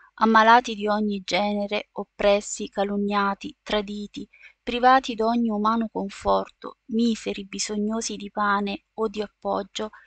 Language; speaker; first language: Italian; native; Italian